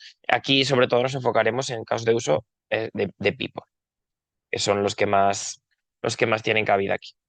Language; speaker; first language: Spanish; native; Spanish